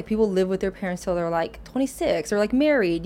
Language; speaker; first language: English; native; English